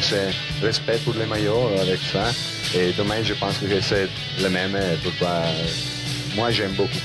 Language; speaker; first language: French; non-native, learner; Italian